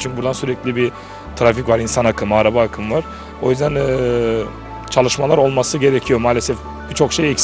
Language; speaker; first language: Turkish; native; Turkish